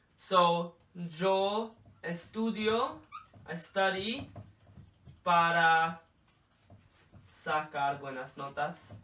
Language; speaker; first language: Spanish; non-native, learner; English